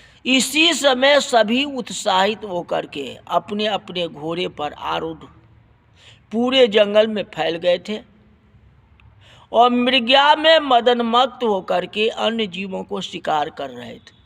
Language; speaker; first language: Hindi; native; Hindi